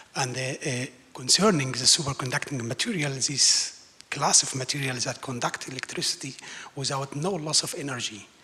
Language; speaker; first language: English; non-native, fluent; Arabic